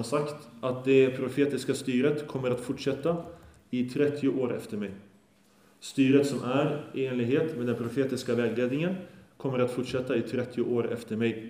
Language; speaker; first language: Swedish; early bilingual, other home language; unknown